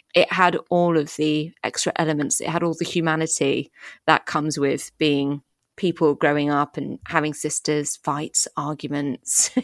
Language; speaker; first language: English; early bilingual, other home language; French